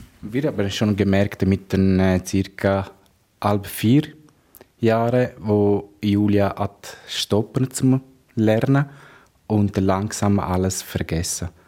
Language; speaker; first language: German; non-native, learner; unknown